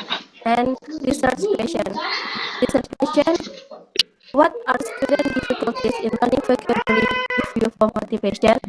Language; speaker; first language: English; non-native, learner; Indonesian